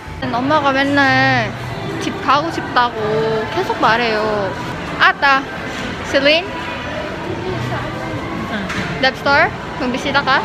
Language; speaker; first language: Korean; non-native, learner; Filipino